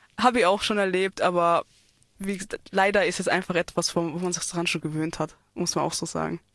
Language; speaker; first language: German; early bilingual, other home language; Turkish